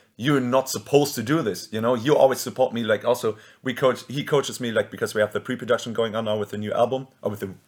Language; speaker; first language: English; non-native, fluent; German